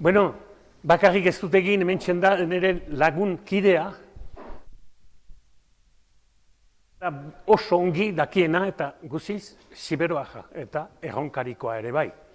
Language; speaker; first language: Basque; native; Basque